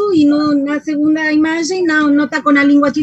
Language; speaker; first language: Portuguese; non-native, fluent; Spanish